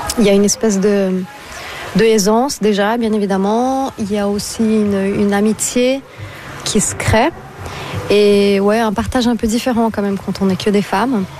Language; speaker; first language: French; non-native, fluent; Portuguese